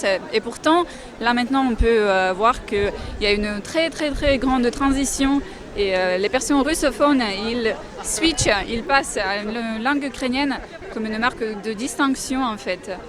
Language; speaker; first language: French; non-native, fluent; Russian